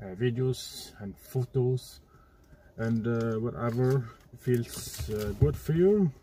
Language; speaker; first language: English; non-native, fluent; Norwegian